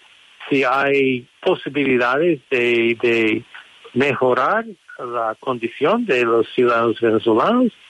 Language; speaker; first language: Spanish; non-native, fluent; English